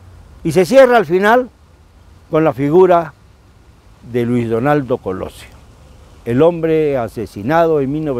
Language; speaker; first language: Spanish; native; Spanish